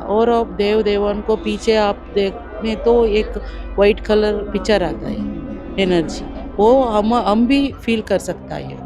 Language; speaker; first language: Hindi; non-native, local second language; Kannada